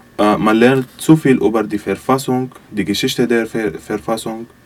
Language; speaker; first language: German; non-native, learner; Arabic